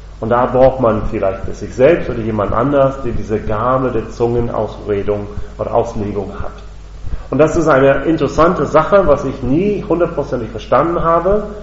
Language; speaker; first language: German; non-native, fluent; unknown